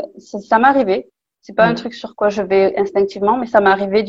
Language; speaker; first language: French; native; French